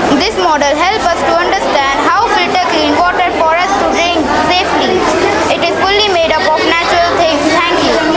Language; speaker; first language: English; non-native, learner; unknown